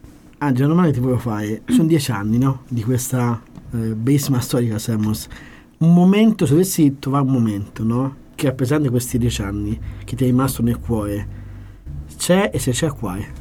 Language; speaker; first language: Italian; native; Italian